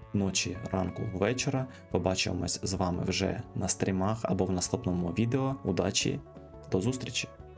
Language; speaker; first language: Ukrainian; native; Ukrainian